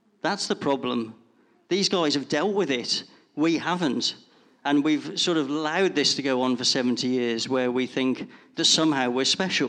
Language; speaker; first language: English; native; English